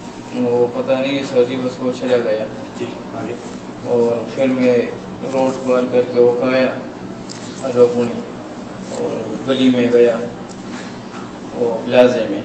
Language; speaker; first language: Hindi; non-native, local second language; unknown